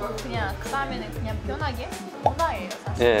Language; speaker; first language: Korean; non-native, fluent; Uzbek